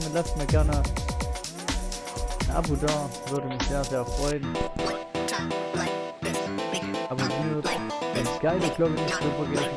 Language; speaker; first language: German; native; German